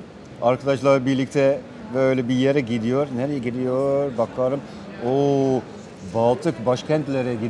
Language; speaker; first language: Turkish; non-native, fluent; Dutch